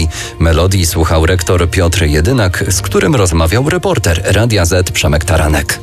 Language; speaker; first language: Polish; native; Polish